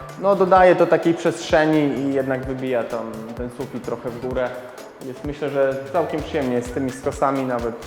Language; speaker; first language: Polish; native; Polish